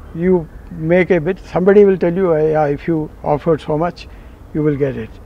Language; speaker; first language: English; non-native, local second language; Malayalam